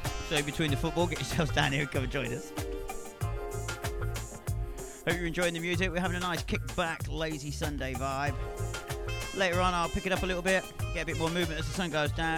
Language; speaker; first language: English; native; English